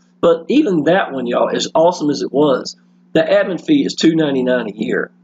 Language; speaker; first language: English; native; English